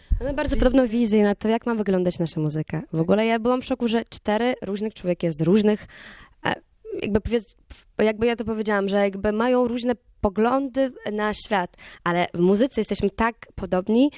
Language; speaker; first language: Polish; non-native, learner; Ukrainian